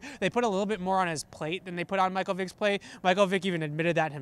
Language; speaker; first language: English; native; English